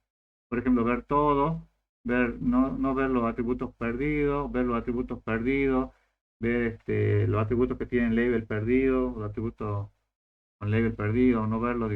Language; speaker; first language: Spanish; native; Spanish